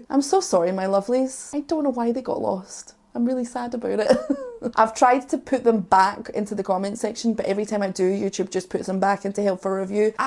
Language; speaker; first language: English; native; English